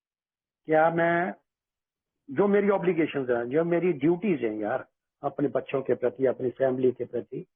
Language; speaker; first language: Hindi; native; Hindi